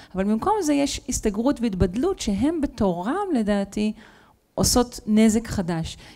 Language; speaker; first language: Hebrew; native; Hebrew